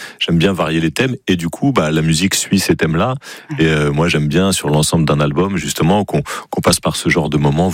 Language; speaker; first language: French; native; French